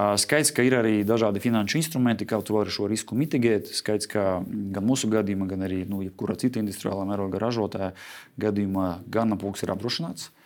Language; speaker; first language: Latvian; non-native, local second language; Russian